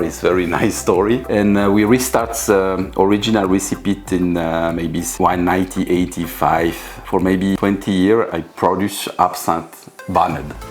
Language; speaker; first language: English; non-native, learner; French